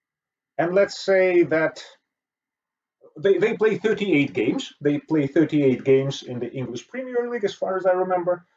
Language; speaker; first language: English; non-native, fluent; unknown